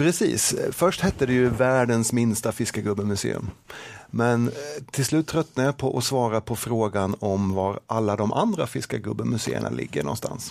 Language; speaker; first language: Swedish; native; Swedish